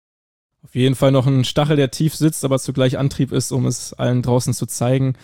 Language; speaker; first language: German; native; German